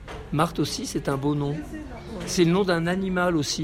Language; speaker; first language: French; native; French